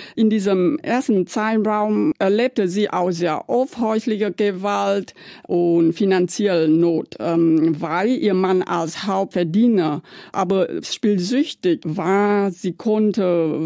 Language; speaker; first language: German; non-native, fluent; Vietnamese